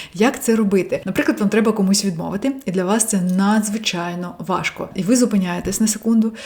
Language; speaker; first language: Ukrainian; non-native, local second language; Russian